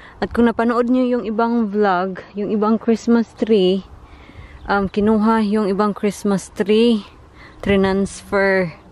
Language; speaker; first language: Filipino; native; Filipino